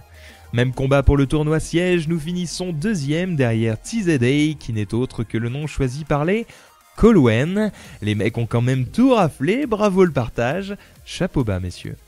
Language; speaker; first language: French; native; French